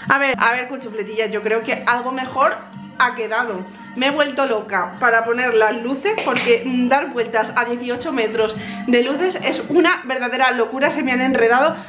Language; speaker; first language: Spanish; native; Spanish